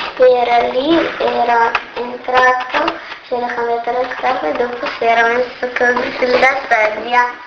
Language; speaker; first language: Italian; early bilingual, other home language; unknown